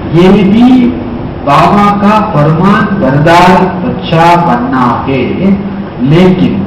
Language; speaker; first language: Hindi; non-native, local second language; Tamil